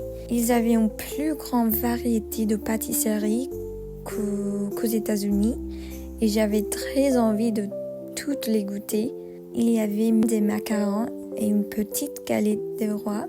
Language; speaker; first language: French; non-native, learner; English